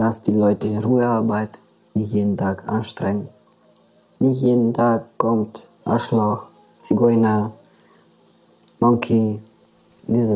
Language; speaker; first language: German; non-native, learner; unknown